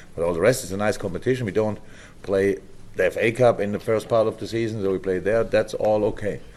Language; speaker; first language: English; non-native, fluent; German